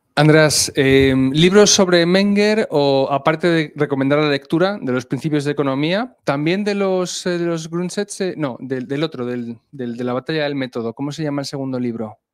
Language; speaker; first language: Spanish; native; Spanish